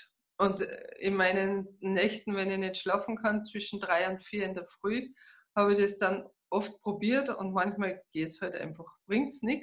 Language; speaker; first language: German; native; German